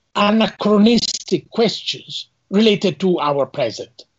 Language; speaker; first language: English; non-native, fluent; Italian